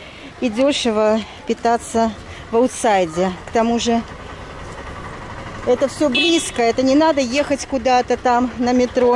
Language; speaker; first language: Russian; native; Russian